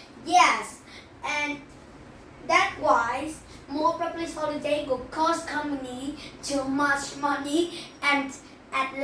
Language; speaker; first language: English; non-native, learner; Vietnamese